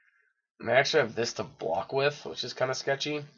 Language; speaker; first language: English; native; English